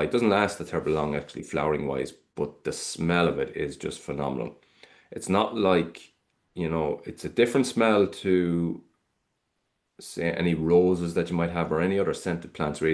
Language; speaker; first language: English; native; English